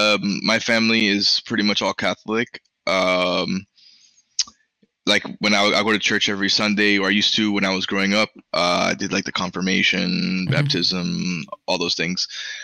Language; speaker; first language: English; early bilingual, other home language; Spanish